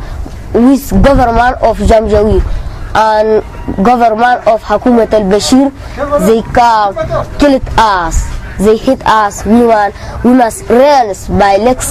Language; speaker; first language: English; non-native, learner; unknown